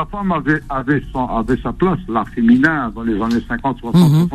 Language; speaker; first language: French; non-native, local second language; Arabic